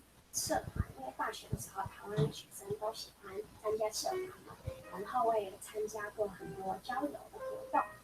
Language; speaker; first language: Chinese; non-native, fluent; Mongolian